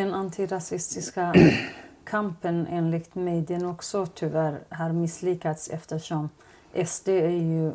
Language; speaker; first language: Swedish; non-native, fluent; Kurdish